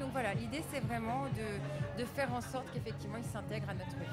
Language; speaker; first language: French; native; French